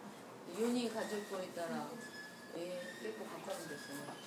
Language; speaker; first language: Japanese; non-native, learner; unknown